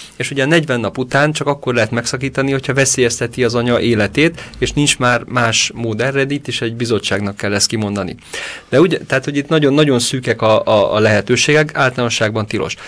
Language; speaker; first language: Hungarian; native; Hungarian